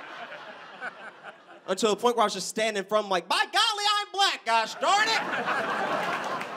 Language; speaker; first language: English; native; English